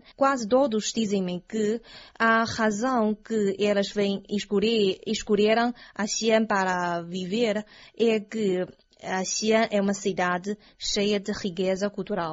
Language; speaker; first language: Portuguese; non-native, learner; Chinese